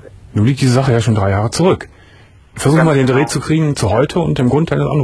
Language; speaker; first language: German; native; German